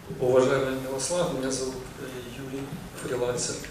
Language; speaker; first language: Russian; native; Russian